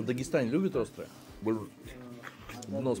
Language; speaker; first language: Russian; native; Russian